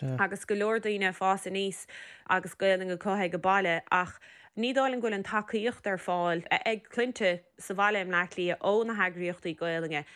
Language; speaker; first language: Irish; native; Irish